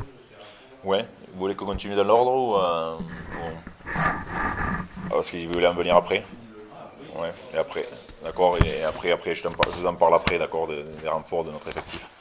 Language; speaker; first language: French; native; French